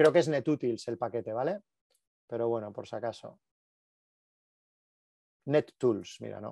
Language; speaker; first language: Spanish; native; Spanish